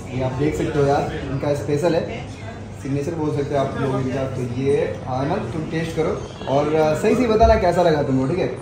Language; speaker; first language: Hindi; native; Hindi